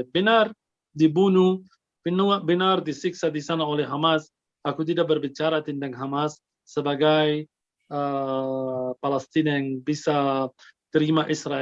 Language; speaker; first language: Indonesian; non-native, fluent; Arabic